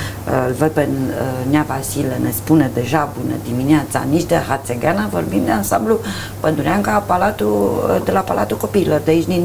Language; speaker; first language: Romanian; native; Romanian